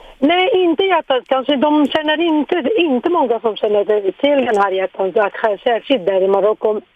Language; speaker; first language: Swedish; non-native, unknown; Arabic